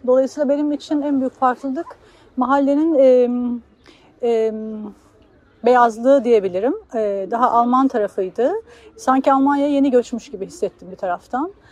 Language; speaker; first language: Turkish; native; Turkish